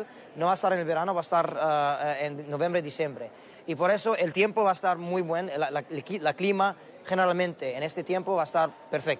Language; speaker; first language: Spanish; non-native, learner; Arabic